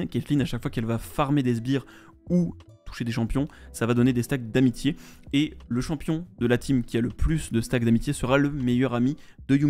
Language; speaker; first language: French; native; French